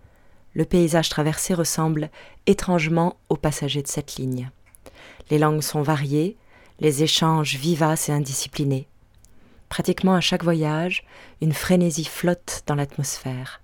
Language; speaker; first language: French; native; French